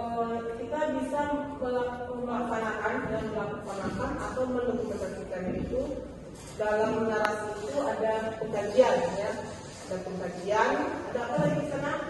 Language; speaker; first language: Indonesian; native; Indonesian